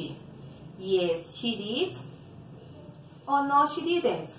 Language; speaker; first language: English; non-native, fluent; Spanish